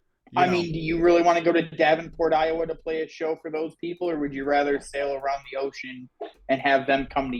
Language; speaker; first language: English; native; English